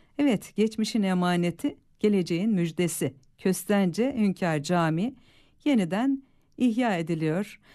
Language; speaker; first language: Turkish; native; Turkish